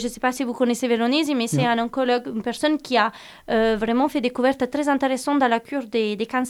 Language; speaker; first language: French; non-native, fluent; Italian